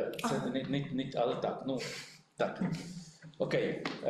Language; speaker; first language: Ukrainian; native; Ukrainian